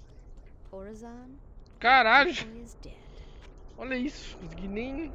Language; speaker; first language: Portuguese; native; Portuguese